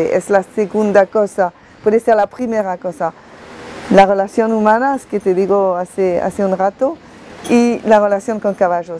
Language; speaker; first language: Spanish; non-native, fluent; French